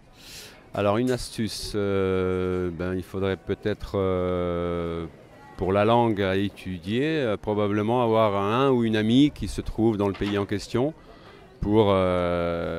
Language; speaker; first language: French; native; French